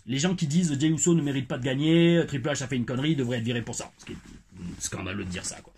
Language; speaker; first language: French; native; French